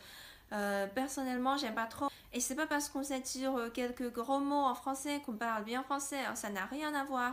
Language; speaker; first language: French; non-native, fluent; Chinese